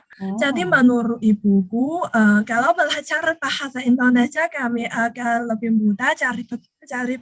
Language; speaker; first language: Indonesian; non-native, learner; Chinese